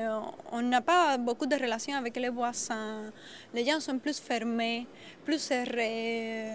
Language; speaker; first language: French; non-native, fluent; Spanish